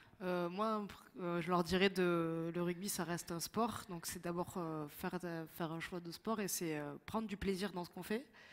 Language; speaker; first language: French; native; French